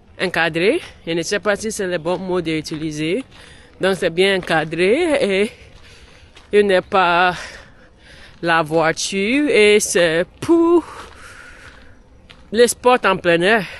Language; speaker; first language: French; non-native, learner; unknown